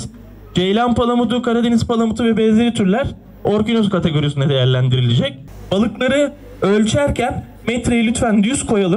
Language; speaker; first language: Turkish; native; Turkish